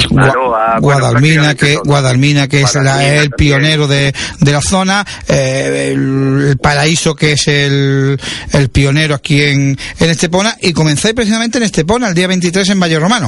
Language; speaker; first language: Spanish; native; Spanish